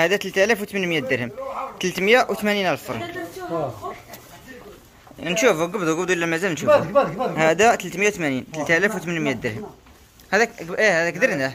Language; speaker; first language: Arabic; native; Arabic